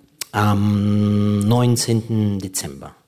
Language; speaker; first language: German; non-native, fluent; Ukrainian